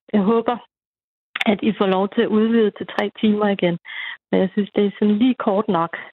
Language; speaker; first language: Danish; native; Danish